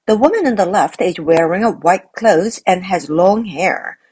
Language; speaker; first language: English; non-native, fluent; Korean